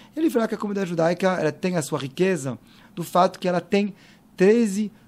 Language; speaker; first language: Portuguese; non-native, fluent; French